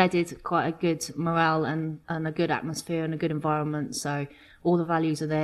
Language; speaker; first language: English; native; English